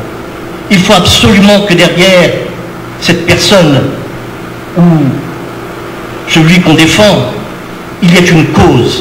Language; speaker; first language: French; non-native, local second language; Haitian Creole